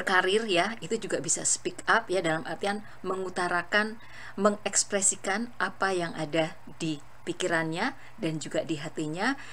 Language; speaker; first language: Indonesian; native; Indonesian